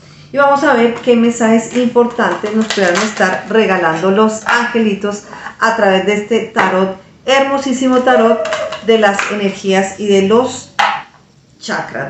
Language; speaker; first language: Spanish; native; Spanish